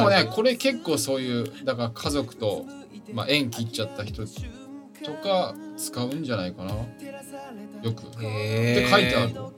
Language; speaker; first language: Japanese; native; Japanese